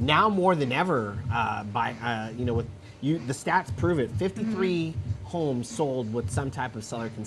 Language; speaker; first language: English; native; English